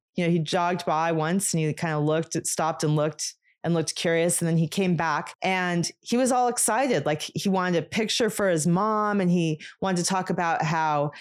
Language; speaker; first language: English; native; English